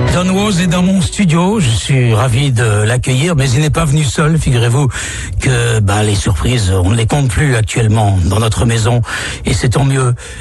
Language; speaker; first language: French; native; French